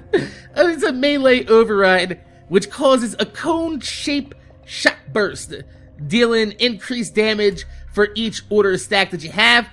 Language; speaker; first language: English; native; English